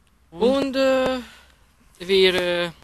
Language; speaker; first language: German; non-native, learner; Hungarian